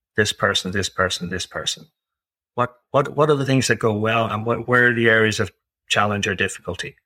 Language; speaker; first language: English; native; English